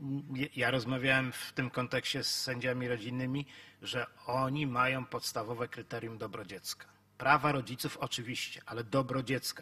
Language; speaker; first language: Polish; native; Polish